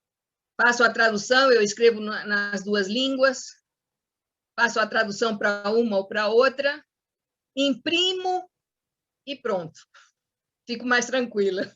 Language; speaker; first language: Portuguese; non-native, fluent; Spanish